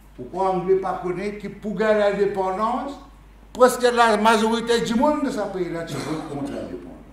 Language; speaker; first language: French; non-native, local second language; Morisyen